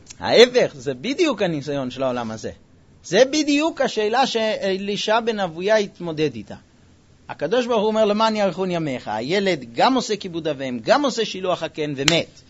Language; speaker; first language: Hebrew; non-native, fluent; English